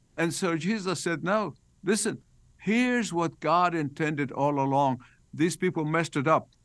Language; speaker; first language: English; non-native, fluent; Arabic